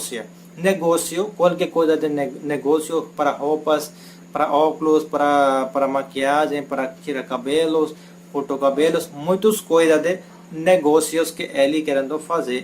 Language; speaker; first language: Portuguese; non-native, learner; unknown